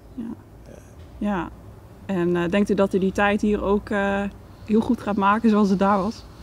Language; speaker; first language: Dutch; native; Dutch